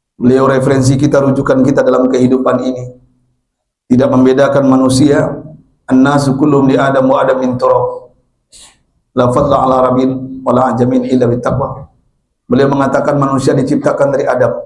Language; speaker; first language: Indonesian; non-native, local second language; Minangkabau